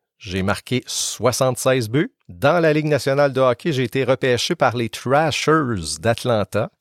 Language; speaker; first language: French; native; French